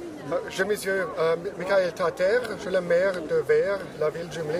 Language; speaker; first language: French; non-native, learner; German